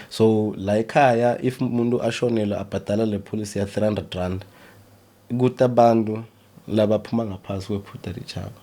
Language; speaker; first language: Zulu; early bilingual, other home language; Swati